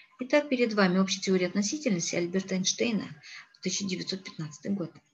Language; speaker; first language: Russian; non-native, local second language; Kazakh